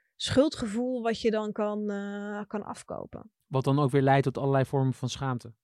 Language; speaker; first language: Dutch; early bilingual, other home language; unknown